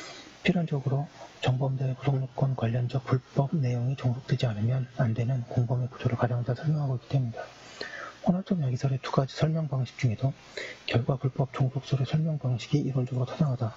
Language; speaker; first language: Korean; native; Korean